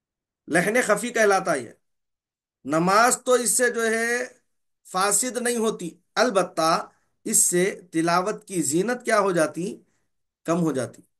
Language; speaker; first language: Urdu; native; Urdu